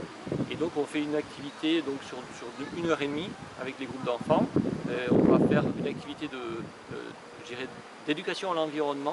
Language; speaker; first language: French; native; French